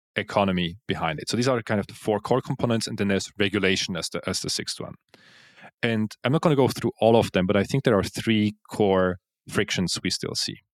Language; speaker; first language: English; non-native, fluent; Swiss German